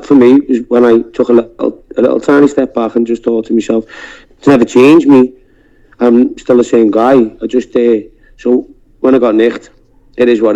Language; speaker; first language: English; native; English